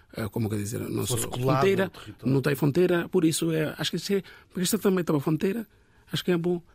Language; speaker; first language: Portuguese; non-native, learner; Bangla